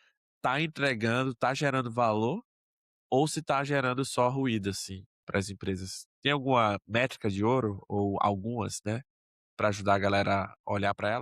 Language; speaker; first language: Portuguese; native; Portuguese